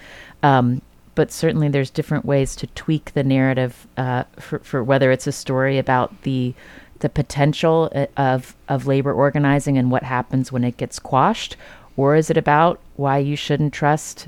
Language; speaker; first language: English; native; English